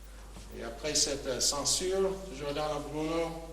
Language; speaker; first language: French; non-native, fluent; English